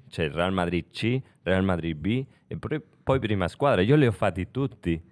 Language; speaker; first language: Italian; non-native, fluent; Spanish